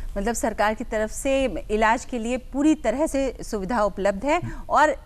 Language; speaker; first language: Hindi; native; Hindi